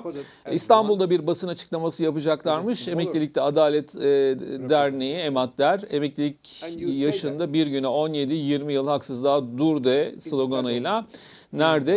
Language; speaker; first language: Turkish; native; Turkish